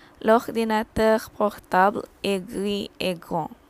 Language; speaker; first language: French; non-native, learner; Malay